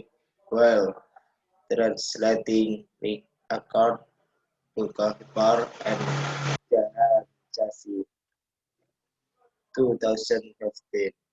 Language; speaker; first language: English; non-native, learner; Indonesian